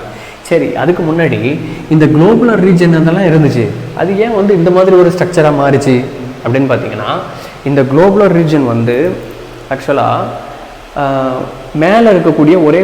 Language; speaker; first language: Tamil; native; Tamil